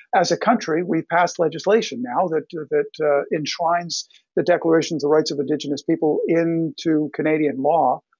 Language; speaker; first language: English; native; English